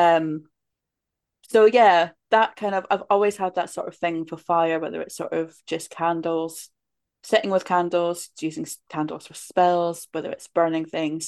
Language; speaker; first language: English; native; English